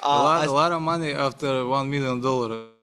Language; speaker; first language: English; non-native, learner; Russian